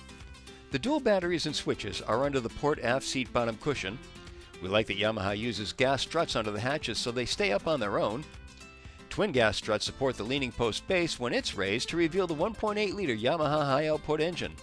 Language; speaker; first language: English; native; English